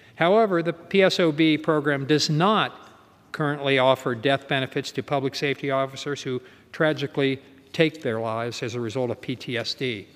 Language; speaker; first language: English; native; English